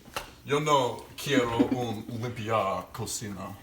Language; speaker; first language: Spanish; non-native, learner; English